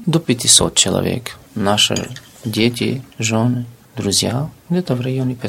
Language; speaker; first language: Russian; non-native, fluent; Arabic